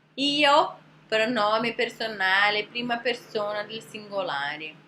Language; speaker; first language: Italian; non-native, fluent; Portuguese